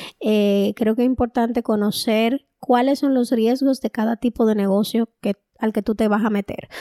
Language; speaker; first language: Spanish; native; Spanish